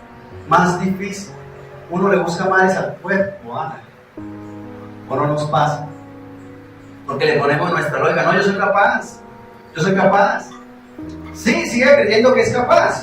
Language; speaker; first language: Spanish; native; Spanish